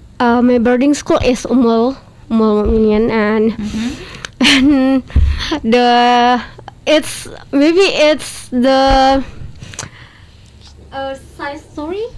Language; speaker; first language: English; non-native, learner; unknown